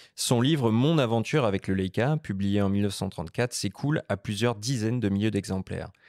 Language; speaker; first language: French; native; French